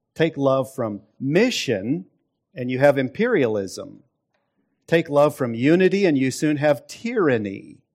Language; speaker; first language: English; native; English